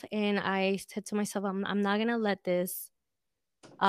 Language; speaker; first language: English; early bilingual, other home language; Spanish